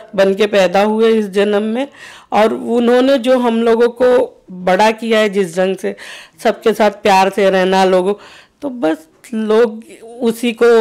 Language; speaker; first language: Hindi; native; Hindi